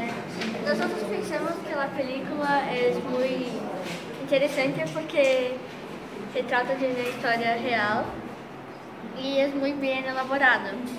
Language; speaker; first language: Spanish; non-native, learner; Portuguese